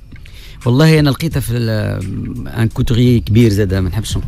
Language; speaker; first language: Arabic; native; Arabic